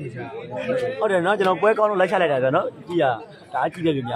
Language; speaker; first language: Burmese; native; Burmese